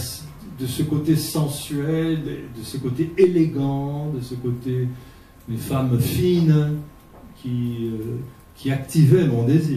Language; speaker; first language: French; non-native, fluent; Portuguese